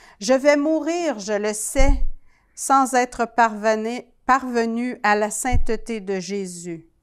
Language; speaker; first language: French; native; French